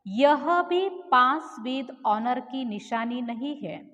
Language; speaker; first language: Hindi; non-native, local second language; Marathi